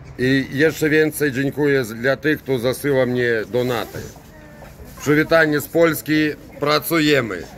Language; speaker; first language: Polish; non-native, learner; Russian